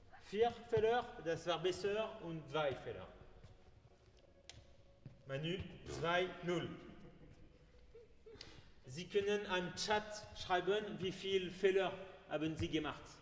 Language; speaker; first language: German; non-native, learner; French